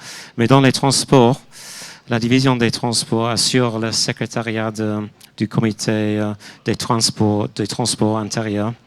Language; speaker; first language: French; non-native, fluent; English